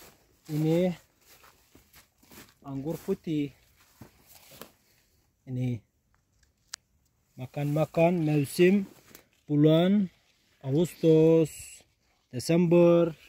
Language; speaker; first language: Indonesian; non-native, learner; Turkish